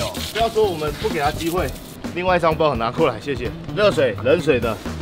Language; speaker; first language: Chinese; native; Chinese